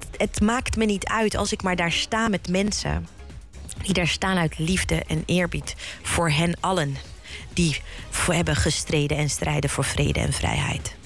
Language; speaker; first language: Dutch; early bilingual, other home language; Bosnian